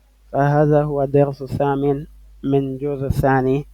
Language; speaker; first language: Arabic; non-native, fluent; French